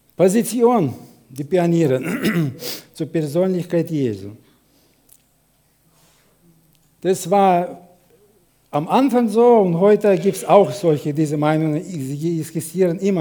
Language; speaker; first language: German; non-native, fluent; Russian